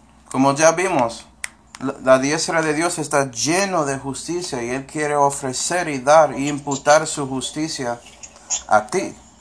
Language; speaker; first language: Spanish; non-native, fluent; English